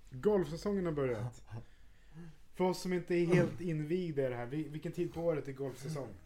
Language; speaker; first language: Swedish; native; Swedish